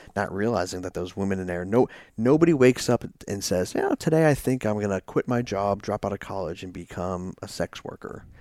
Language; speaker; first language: English; native; English